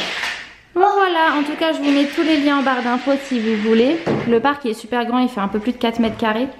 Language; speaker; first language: French; native; French